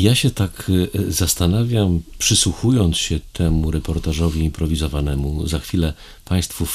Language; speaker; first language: Polish; native; Polish